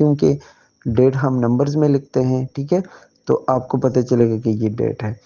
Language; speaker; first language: Urdu; native; Urdu